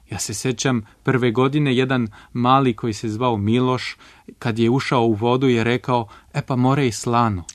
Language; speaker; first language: Serbian; non-native, fluent; French